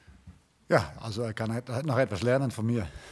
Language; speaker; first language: German; non-native, fluent; Dutch